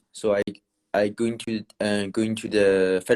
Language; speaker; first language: English; non-native, learner; Chinese